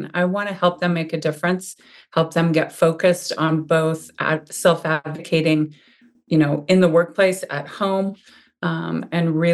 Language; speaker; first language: English; native; English